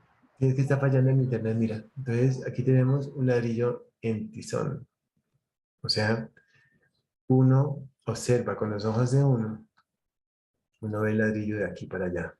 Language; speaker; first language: Spanish; native; Spanish